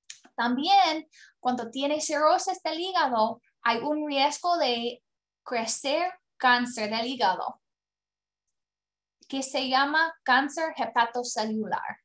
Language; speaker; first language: Spanish; non-native, learner; English